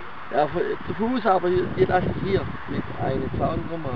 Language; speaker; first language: German; native; German